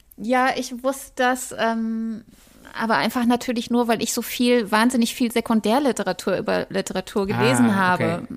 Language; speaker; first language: German; native; German